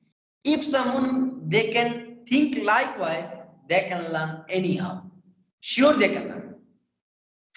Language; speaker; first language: English; non-native, learner; Bhojpuri